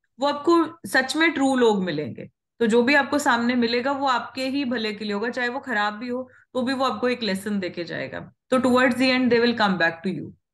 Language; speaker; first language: Hindi; non-native, local second language; Punjabi